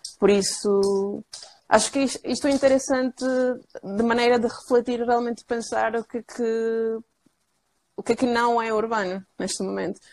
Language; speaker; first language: Portuguese; non-native, fluent; Spanish